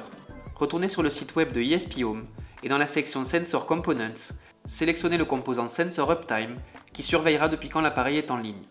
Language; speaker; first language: French; native; French